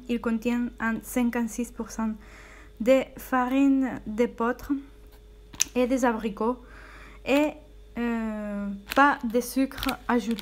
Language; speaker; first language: French; non-native, fluent; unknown